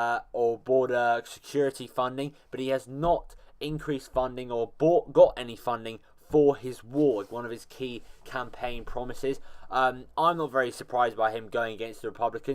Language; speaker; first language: English; native; English